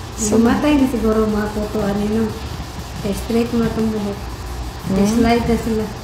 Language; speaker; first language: Filipino; non-native, local second language; Cebuano